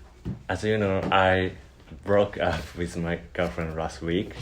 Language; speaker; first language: English; non-native, learner; Japanese